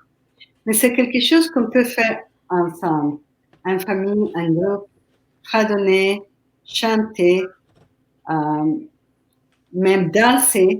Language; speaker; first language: French; non-native, fluent; Spanish